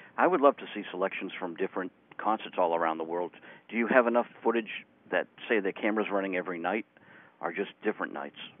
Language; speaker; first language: English; native; English